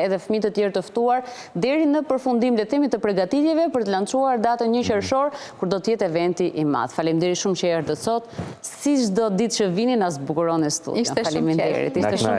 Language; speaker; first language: Albanian; native; Albanian